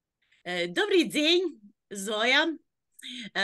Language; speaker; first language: Russian; non-native, local second language; Latvian